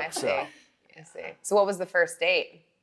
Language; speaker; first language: English; native; English